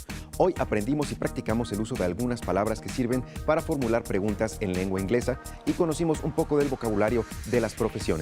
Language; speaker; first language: Spanish; native; Spanish